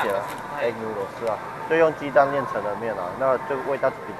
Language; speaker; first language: Chinese; native; Chinese